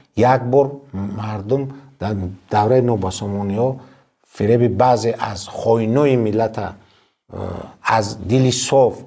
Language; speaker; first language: Tajik; native; Tajik